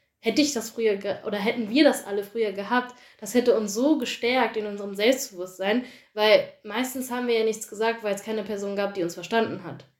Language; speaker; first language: German; early bilingual, other home language; Tamil